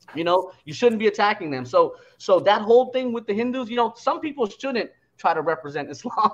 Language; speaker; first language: English; native; English